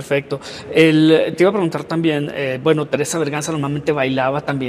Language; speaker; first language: Spanish; native; Spanish